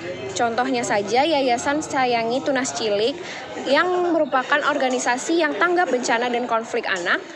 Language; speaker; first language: Indonesian; native; Indonesian